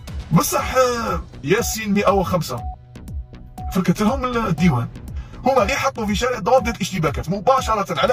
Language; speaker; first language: Arabic; native; Arabic